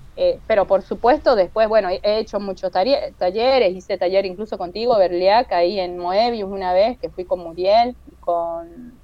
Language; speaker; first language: Spanish; native; Spanish